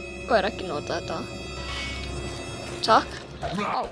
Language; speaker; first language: Icelandic; early bilingual, heritage; Icelandic